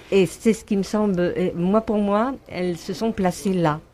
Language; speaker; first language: French; native; French